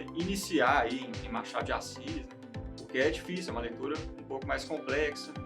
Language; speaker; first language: Portuguese; native; Portuguese